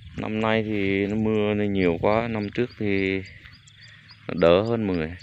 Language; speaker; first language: Vietnamese; non-native, local second language; Jarai